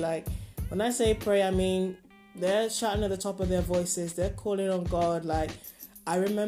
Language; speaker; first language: English; non-native, local second language; Yoruba